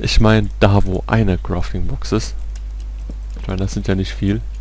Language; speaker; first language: German; native; German